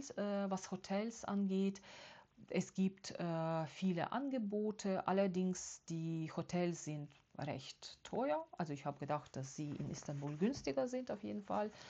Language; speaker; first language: German; non-native, fluent; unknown